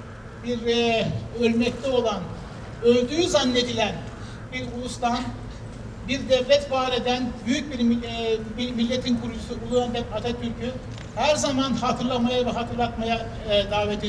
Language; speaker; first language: Turkish; native; Turkish